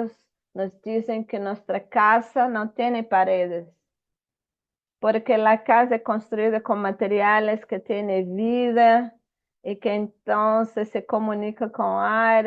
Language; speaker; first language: Spanish; non-native, fluent; Portuguese